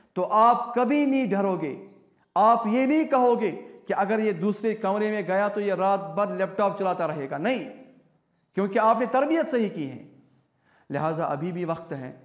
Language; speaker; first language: Hindi; non-native, local second language; Kashmiri